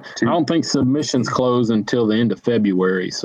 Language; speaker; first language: English; native; English